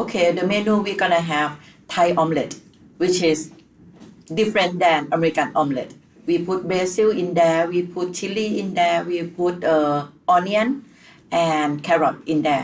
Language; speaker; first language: English; non-native, learner; Thai